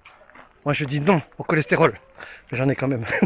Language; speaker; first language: French; native; French